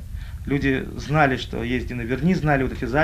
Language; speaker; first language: Russian; native; Russian